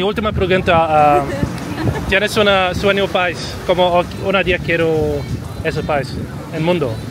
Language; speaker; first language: Spanish; non-native, learner; Arabic